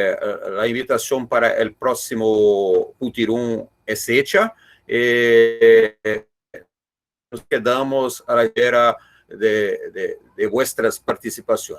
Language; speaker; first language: Spanish; non-native, learner; Portuguese